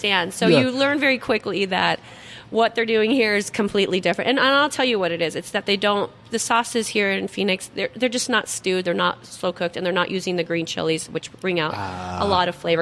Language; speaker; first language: English; native; English